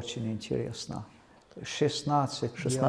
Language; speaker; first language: Russian; non-native, fluent; Swedish